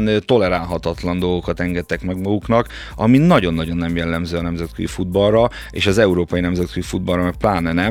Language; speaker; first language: Hungarian; native; Hungarian